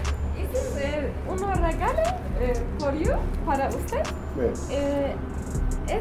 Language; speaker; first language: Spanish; non-native, learner; Turkish